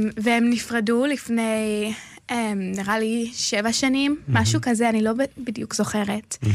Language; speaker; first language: Hebrew; early bilingual, other home language; English